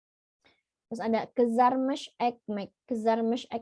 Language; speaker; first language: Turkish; non-native, learner; Indonesian